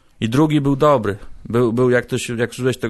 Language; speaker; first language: Polish; native; Polish